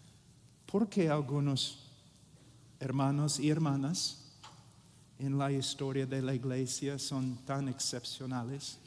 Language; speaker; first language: Spanish; non-native, fluent; English